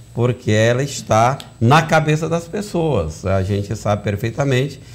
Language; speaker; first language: Portuguese; native; Portuguese